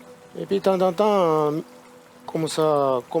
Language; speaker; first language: French; non-native, learner; Japanese